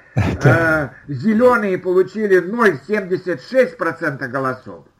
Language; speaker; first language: Russian; native; Russian